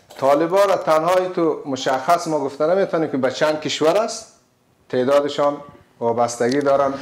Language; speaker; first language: Persian; native; Persian